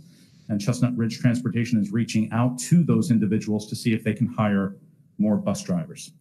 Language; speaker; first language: English; native; English